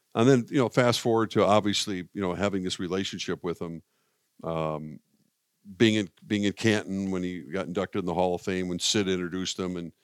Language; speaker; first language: English; native; English